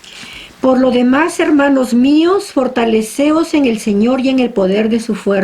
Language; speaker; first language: Spanish; native; Spanish